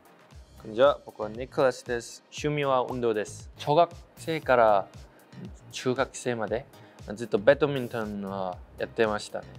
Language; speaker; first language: Japanese; non-native, fluent; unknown